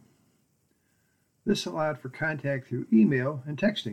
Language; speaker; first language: English; native; English